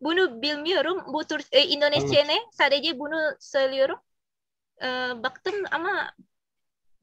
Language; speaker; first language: Turkish; non-native, learner; Indonesian